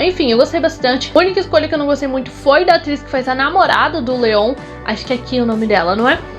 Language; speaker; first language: Portuguese; native; Portuguese